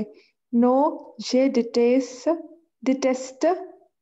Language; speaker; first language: French; non-native, learner; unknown